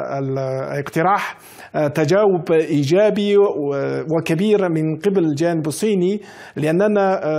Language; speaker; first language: Arabic; non-native, fluent; Chinese